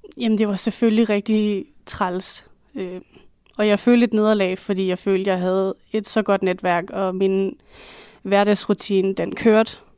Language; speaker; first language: Danish; native; Danish